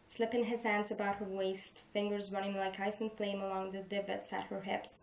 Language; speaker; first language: English; non-native, fluent; Italian